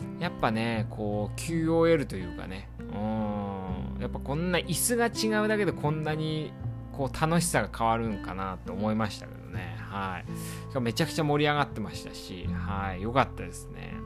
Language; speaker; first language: Japanese; native; Japanese